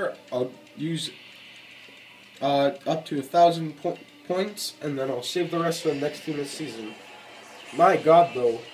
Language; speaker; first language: English; native; English